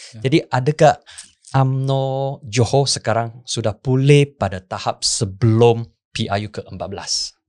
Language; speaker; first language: Malay; non-native, local second language; Chinese